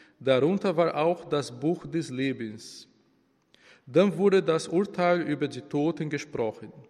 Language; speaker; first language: German; non-native, fluent; Portuguese